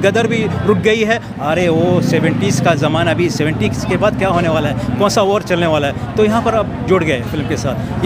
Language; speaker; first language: Hindi; non-native, fluent; Arabic